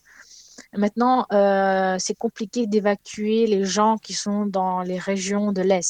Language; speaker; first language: French; non-native, fluent; Ukrainian